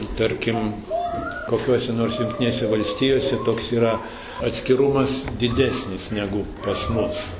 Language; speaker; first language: Lithuanian; early bilingual, heritage; Lithuanian